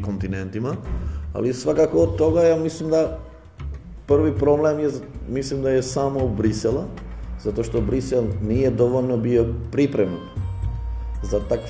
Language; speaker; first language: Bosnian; non-native, local second language; Albanian